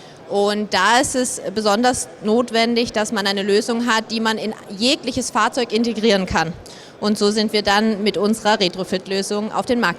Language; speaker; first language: German; native; German